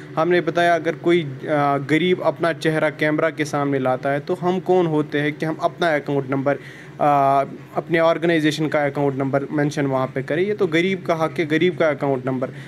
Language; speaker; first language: Hindi; non-native, local second language; Kashmiri